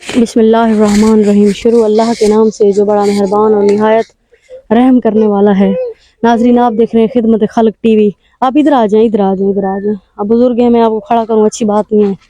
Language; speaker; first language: Urdu; non-native, local second language; Punjabi